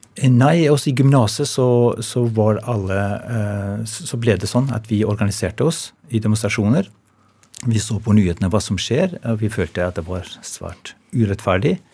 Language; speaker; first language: Norwegian; non-native, fluent; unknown